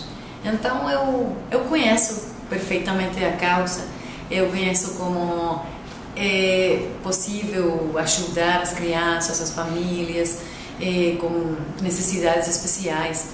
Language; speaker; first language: Portuguese; non-native, fluent; Spanish